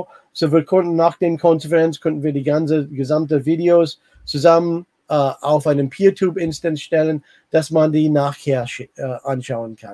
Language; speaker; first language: German; non-native, learner; English